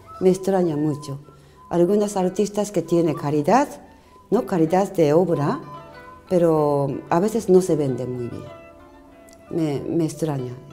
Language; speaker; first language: Spanish; non-native, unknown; Japanese